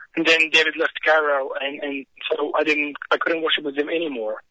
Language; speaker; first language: English; non-native, fluent; Arabic